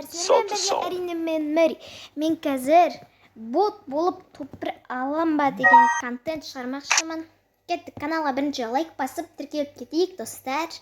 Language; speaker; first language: Kazakh; native; Kazakh